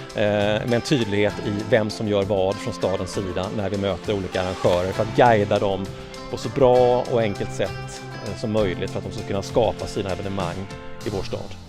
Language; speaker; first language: Swedish; native; Swedish